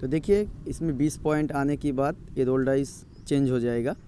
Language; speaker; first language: Hindi; non-native, local second language; Bangla